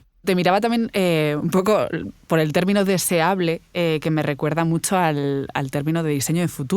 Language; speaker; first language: Spanish; native; Spanish